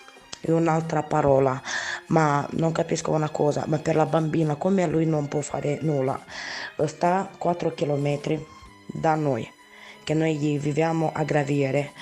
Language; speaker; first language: Italian; non-native, learner; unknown